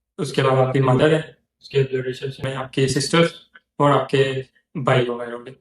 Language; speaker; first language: Urdu; non-native, local second language; Northern Hindko